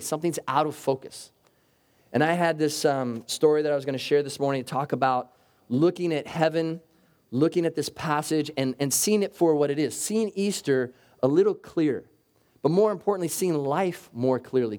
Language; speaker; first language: English; native; English